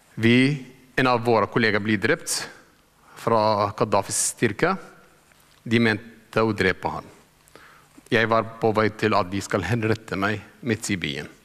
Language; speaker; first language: Norwegian; non-native, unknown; Arabic